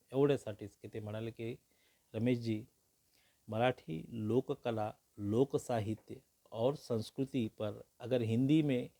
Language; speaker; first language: Hindi; native; Hindi